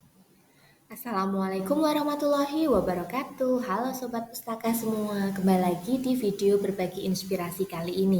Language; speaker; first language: Indonesian; native; Indonesian